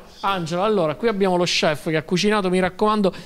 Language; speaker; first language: Italian; native; Italian